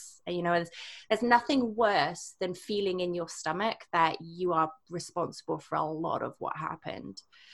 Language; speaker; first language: English; native; English